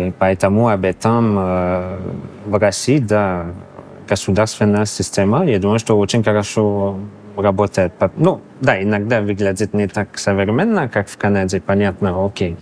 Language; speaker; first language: Russian; non-native, fluent; English